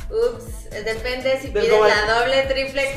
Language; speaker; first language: Spanish; native; Spanish